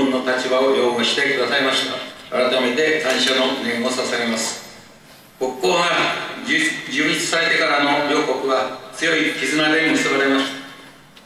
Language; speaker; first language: Japanese; native; Japanese